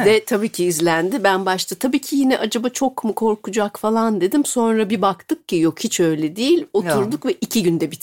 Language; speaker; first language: Turkish; native; Turkish